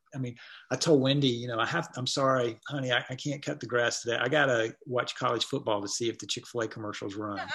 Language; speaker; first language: English; native; English